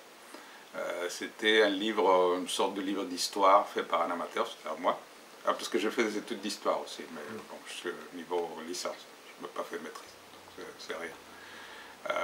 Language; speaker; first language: French; non-native, fluent; Spanish